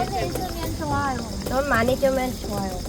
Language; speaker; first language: Korean; non-native, local second language; Vietnamese